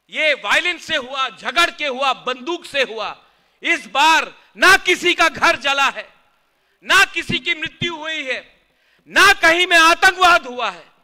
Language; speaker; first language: Hindi; non-native, local second language; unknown